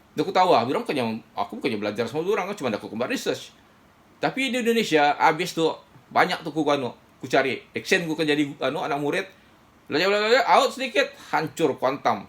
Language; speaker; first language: Malay; native; Malay